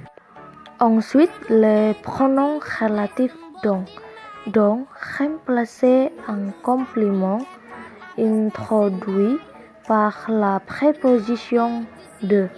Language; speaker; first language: French; non-native, learner; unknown